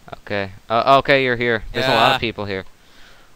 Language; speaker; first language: English; native; English